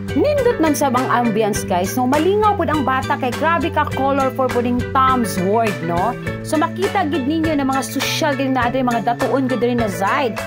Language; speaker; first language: Cebuano; non-native, local second language; Hiligaynon